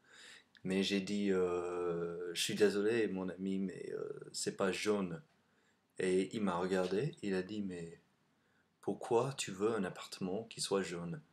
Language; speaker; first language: French; non-native, fluent; English